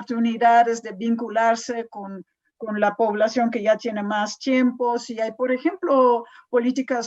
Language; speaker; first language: Spanish; non-native, fluent; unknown